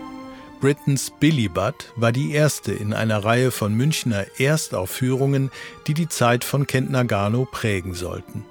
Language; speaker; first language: German; native; German